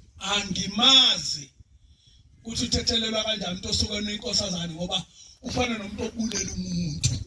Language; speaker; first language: Zulu; native; Zulu